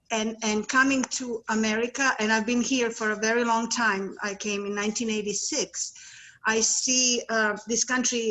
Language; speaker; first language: English; non-native, fluent; Serbian